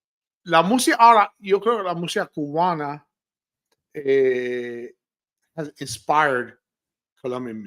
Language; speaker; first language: Spanish; early bilingual, heritage; Spanish